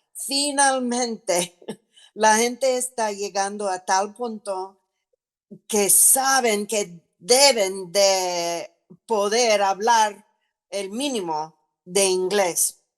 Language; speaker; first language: Spanish; non-native, fluent; English